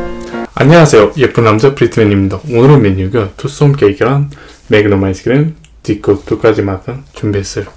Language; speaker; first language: Korean; non-native, fluent; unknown